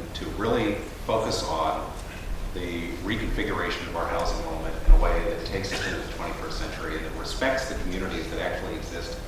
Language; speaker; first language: English; native; English